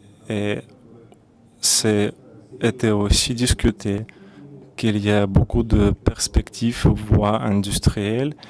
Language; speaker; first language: French; non-native, fluent; Russian